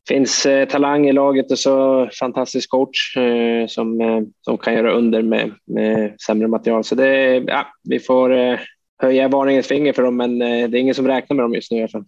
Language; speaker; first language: Swedish; native; Swedish